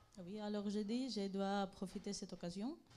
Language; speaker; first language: French; non-native, fluent; Greek